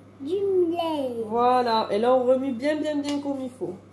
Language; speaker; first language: French; native; French